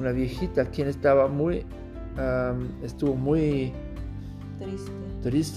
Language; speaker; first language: Spanish; non-native, learner; German